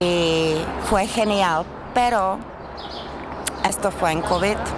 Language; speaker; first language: Spanish; non-native, learner; Czech